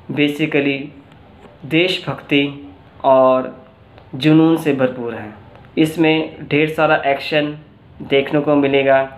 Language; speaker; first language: Hindi; non-native, local second language; Punjabi